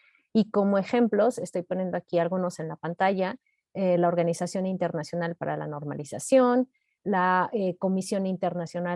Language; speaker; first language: Spanish; native; Spanish